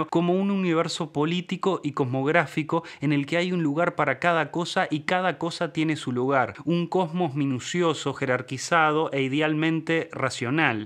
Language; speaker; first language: Spanish; native; Spanish